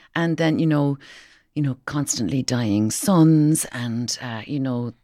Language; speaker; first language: English; native; English